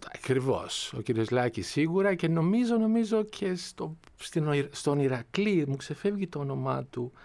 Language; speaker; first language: Greek; non-native, fluent; Albanian